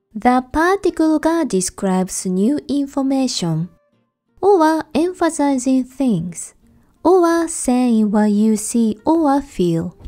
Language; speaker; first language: English; non-native, fluent; Japanese